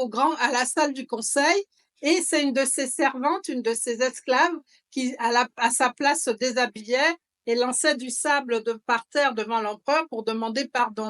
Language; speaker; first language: French; native; French